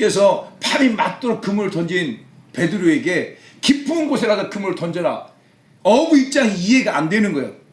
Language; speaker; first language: Korean; native; Korean